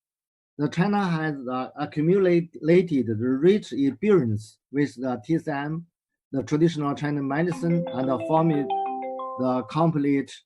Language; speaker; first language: English; non-native, learner; Chinese